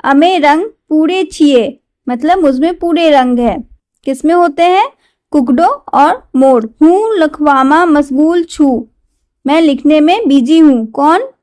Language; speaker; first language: Hindi; non-native, local second language; Gujarati